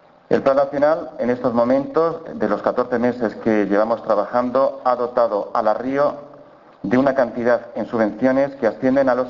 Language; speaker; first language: Spanish; native; Spanish